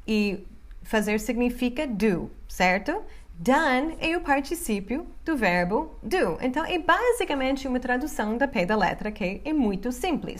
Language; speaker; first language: Portuguese; non-native, fluent; English